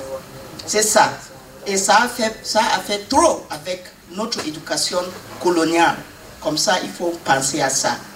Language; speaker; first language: French; non-native, fluent; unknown